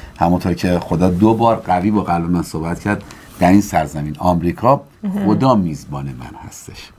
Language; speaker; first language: Persian; native; Persian